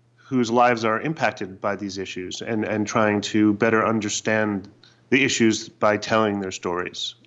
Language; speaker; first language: English; native; English